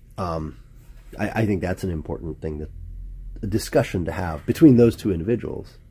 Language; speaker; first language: English; native; English